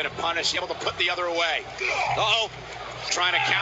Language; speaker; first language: English; native; English